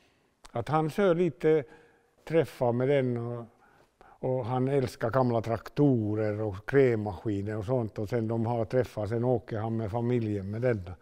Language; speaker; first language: Swedish; non-native, local second language; Finnish